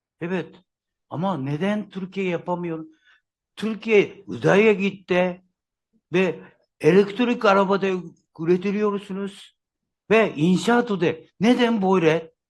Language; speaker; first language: Turkish; non-native, learner; Japanese